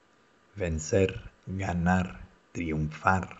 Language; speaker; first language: Spanish; non-native, fluent; Dutch